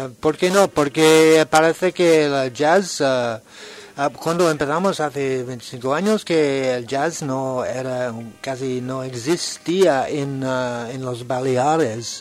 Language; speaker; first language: Spanish; non-native, learner; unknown